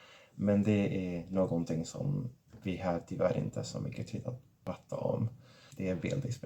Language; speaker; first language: Swedish; non-native, fluent; Catalan